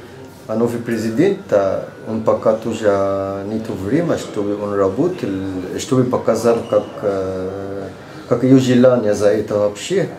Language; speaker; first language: Russian; non-native, learner; Arabic